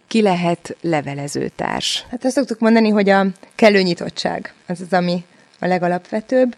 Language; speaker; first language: Hungarian; native; Hungarian